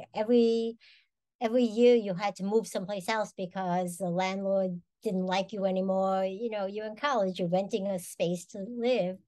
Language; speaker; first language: English; native; English